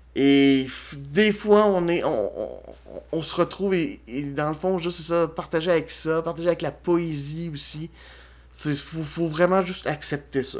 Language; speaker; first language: French; native; French